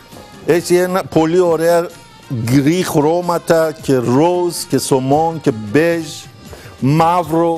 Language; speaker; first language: Greek; non-native, learner; Persian